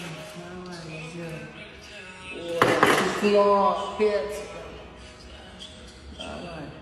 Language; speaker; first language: Russian; non-native, learner; Turkmen